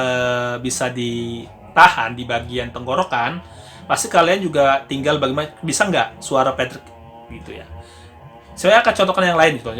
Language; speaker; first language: Indonesian; native; Indonesian